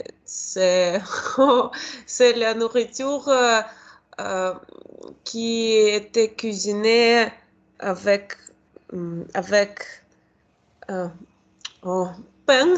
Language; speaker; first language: French; non-native, learner; Russian